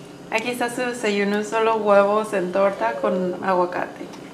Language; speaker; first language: Spanish; native; Spanish